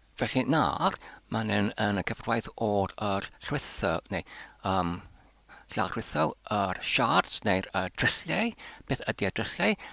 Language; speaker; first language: Welsh; non-native, learner; Polish